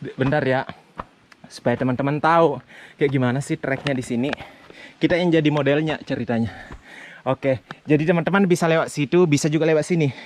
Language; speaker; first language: Indonesian; non-native, local second language; Buginese